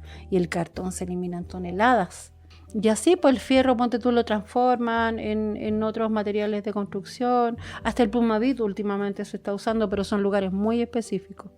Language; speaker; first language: Spanish; native; Spanish